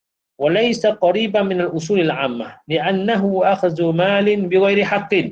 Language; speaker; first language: Arabic; non-native, fluent; Malay